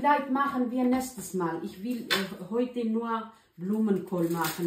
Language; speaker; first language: German; non-native, learner; Kurdish